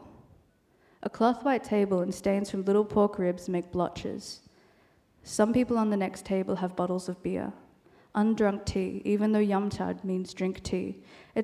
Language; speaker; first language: English; non-native, local second language; Cantonese